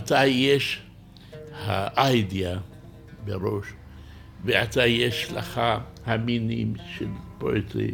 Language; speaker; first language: Hebrew; non-native, local second language; Arabic